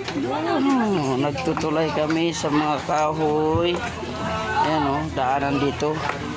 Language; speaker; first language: Filipino; native; Filipino